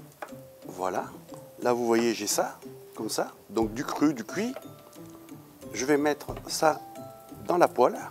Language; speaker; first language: French; native; French